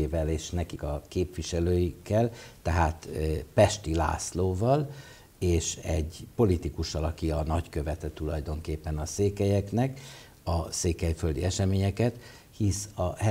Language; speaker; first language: Hungarian; native; Hungarian